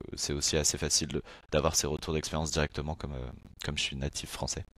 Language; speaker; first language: French; native; French